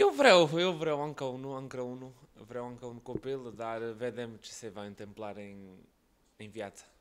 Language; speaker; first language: Romanian; non-native, learner; Portuguese